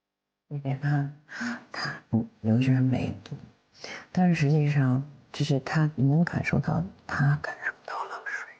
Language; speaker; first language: Chinese; native; Chinese